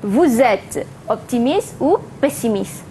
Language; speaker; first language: French; non-native, fluent; Malay